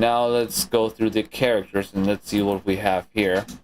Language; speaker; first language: English; non-native, fluent; German